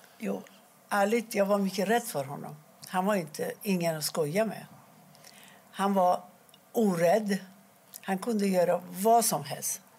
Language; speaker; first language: Swedish; non-native, fluent; Persian